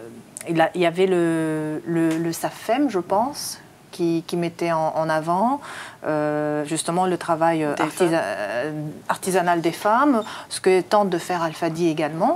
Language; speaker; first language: French; native; French